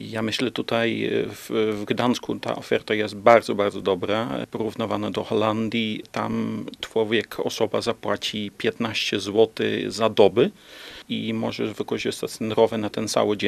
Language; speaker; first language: Polish; non-native, learner; Dutch